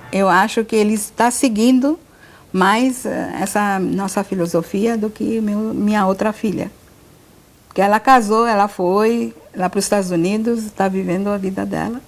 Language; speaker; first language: Portuguese; non-native, fluent; Marathi